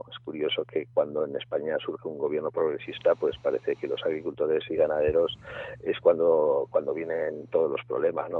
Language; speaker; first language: Spanish; native; Spanish